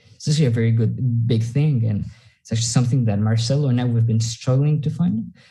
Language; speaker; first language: English; non-native, fluent; Spanish